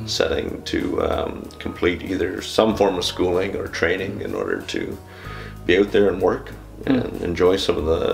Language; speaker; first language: English; native; English